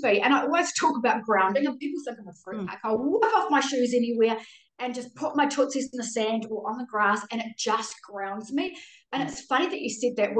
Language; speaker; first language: English; native; English